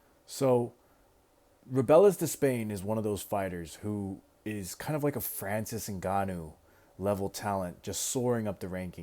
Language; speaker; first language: English; native; English